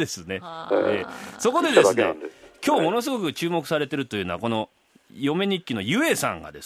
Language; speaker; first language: Japanese; native; Japanese